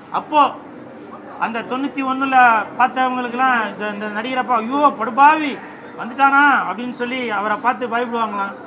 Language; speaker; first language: Tamil; native; Tamil